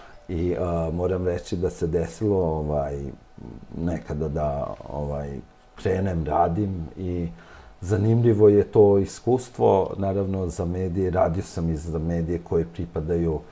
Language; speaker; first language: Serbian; non-native, local second language; Albanian